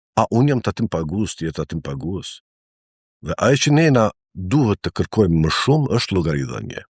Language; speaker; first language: Albanian; native; Albanian